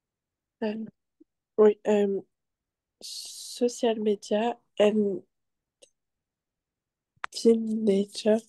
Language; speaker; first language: English; non-native, learner; French